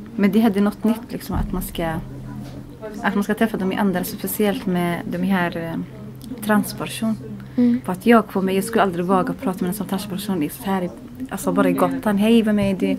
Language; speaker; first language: Swedish; non-native, learner; Arabic